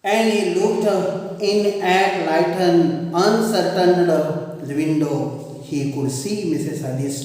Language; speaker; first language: English; non-native, local second language; Marathi